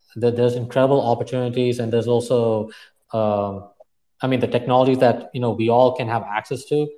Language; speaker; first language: English; non-native, fluent; Arabic